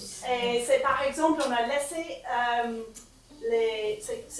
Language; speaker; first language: French; non-native, learner; English